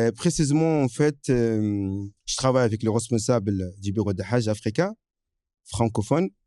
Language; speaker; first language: French; non-native, fluent; Arabic